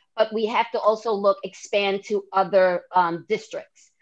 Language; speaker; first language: English; native; English